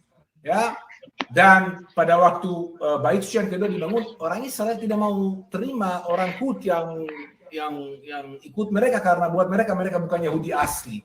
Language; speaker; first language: Indonesian; non-native, fluent; Hebrew